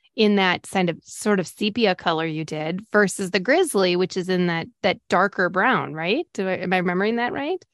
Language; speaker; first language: English; native; English